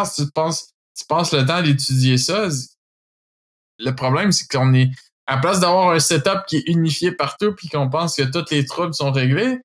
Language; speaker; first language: French; native; French